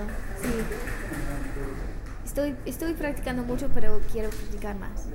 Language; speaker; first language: Spanish; non-native, learner; English